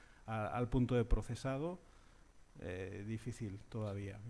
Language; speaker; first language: Spanish; native; Spanish